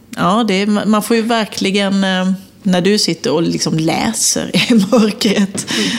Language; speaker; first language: Swedish; native; Swedish